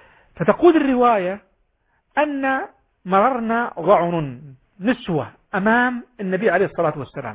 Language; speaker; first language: Arabic; native; Arabic